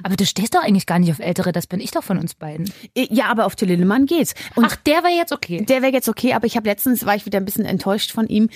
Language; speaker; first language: German; native; German